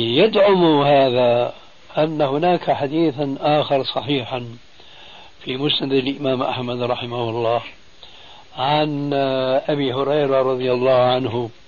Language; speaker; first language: Arabic; early bilingual, other home language; Albanian